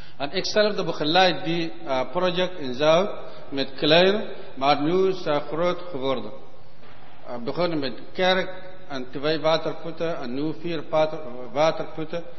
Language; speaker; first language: Dutch; non-native, learner; Arabic